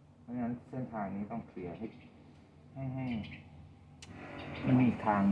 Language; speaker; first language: Thai; native; Thai